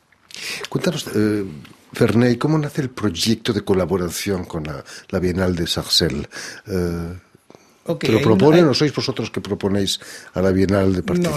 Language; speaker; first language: Spanish; native; Spanish